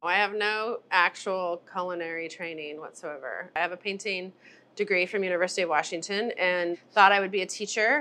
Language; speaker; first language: English; native; English